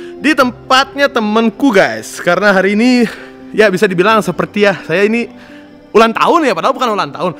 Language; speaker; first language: Indonesian; non-native, fluent; Russian